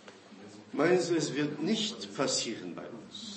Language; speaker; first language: German; non-native, fluent; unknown